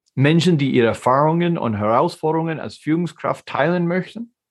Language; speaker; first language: German; non-native, fluent; English